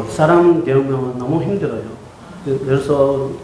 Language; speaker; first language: Korean; non-native, learner; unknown